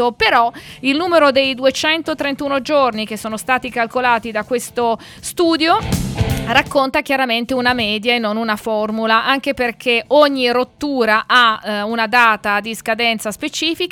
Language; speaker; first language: Italian; native; Italian